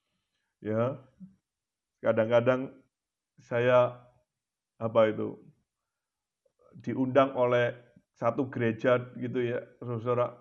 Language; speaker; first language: Indonesian; native; Indonesian